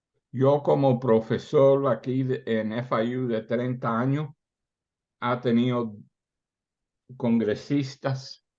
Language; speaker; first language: Spanish; early bilingual, heritage; Spanish